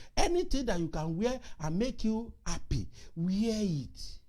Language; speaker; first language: English; non-native, local second language; Yoruba